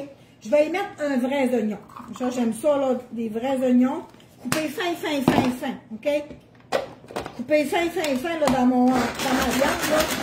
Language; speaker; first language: French; native; French